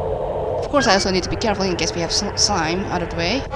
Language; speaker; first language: English; non-native, fluent; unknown